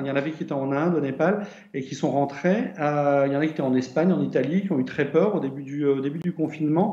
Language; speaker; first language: French; native; French